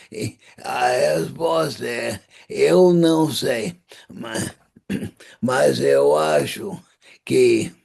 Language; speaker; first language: Portuguese; non-native, fluent; English